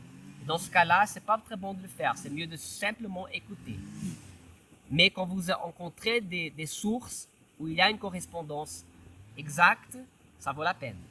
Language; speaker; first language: French; non-native, fluent; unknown